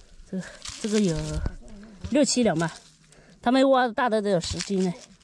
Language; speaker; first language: Chinese; non-native, local second language; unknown